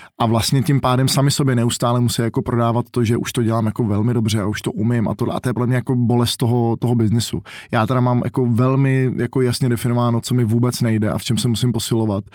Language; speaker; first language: Czech; native; Czech